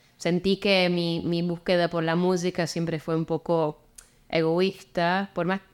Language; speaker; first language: Spanish; non-native, fluent; English